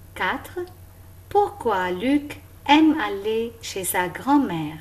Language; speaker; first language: French; non-native, local second language; Arabic